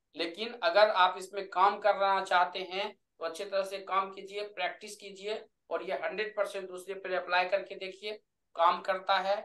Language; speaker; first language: Hindi; native; Hindi